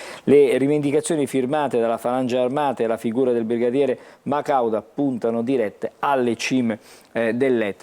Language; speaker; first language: Italian; native; Italian